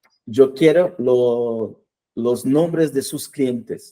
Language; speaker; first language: Spanish; non-native, fluent; Portuguese